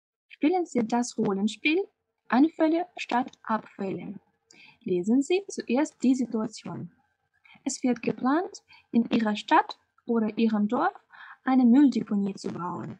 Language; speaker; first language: German; non-native, fluent; Russian